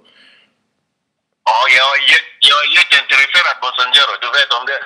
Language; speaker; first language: Swedish; non-native, fluent; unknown